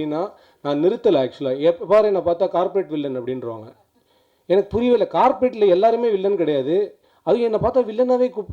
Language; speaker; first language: Tamil; native; Tamil